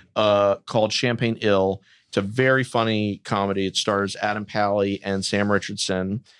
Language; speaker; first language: English; native; English